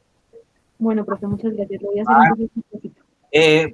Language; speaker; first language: Spanish; native; Spanish